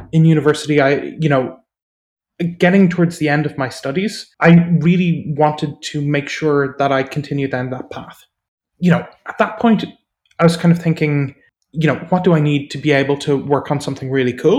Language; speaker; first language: English; native; English